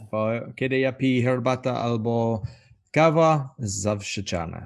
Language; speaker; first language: Polish; non-native, learner; English